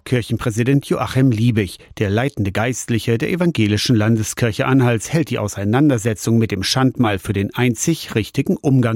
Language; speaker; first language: German; native; German